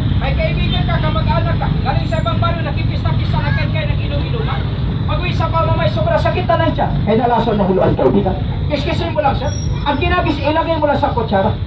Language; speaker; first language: Filipino; non-native, local second language; Cebuano